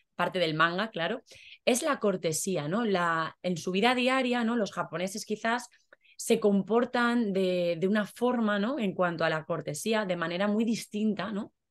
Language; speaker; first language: Spanish; native; Spanish